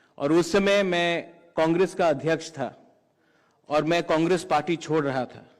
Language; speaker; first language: Hindi; non-native, local second language; Kok Borok